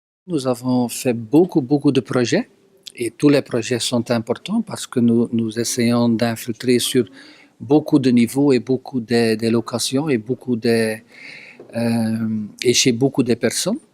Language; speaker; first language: French; non-native, local second language; Dutch